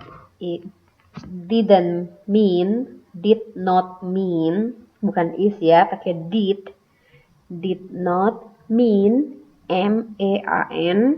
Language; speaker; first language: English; non-native, fluent; Indonesian